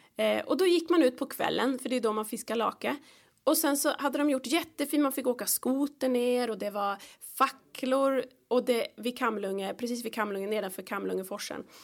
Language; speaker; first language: Swedish; native; Swedish